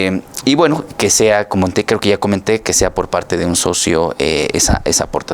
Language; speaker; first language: Spanish; native; Spanish